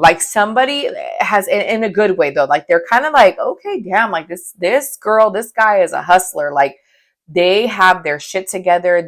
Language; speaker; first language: English; native; English